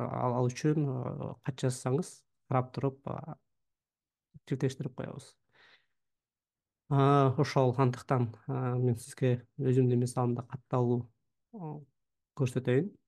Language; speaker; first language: Kyrgyz; native; Kyrgyz